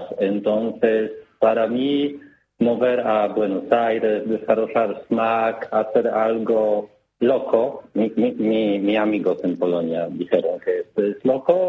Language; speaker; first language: Spanish; non-native, learner; Polish